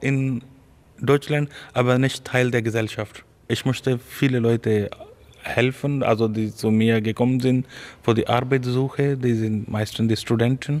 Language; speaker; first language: German; non-native, fluent; Urdu